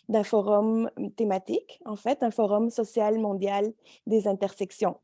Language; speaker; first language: French; native; French